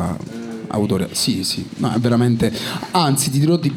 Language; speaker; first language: Italian; native; Italian